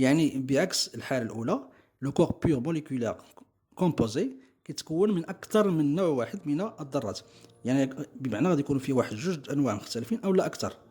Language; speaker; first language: Arabic; native; Arabic